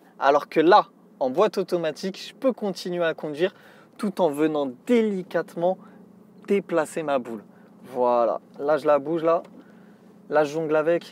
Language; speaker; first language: French; native; French